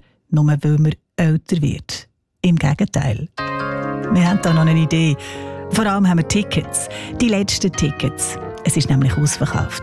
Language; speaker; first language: German; native; German